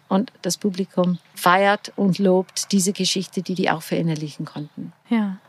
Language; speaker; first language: German; non-native, fluent; English